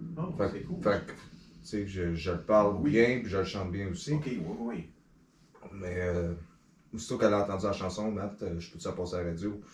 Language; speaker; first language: French; native; French